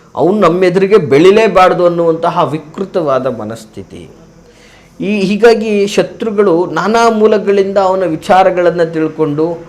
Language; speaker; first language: Kannada; native; Kannada